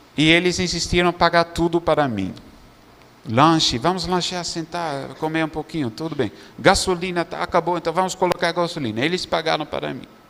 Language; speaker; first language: Portuguese; non-native, fluent; Dutch